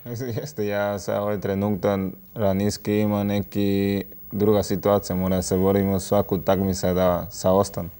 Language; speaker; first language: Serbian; non-native, learner; Spanish